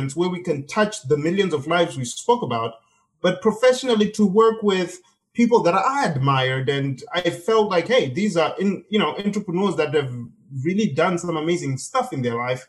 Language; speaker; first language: English; non-native, local second language; Shona